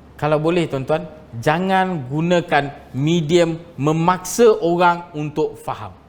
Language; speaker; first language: Malay; non-native, local second language; Tamil